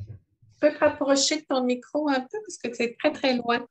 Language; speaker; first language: French; native; French